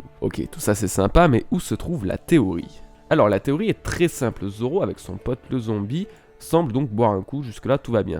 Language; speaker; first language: French; native; French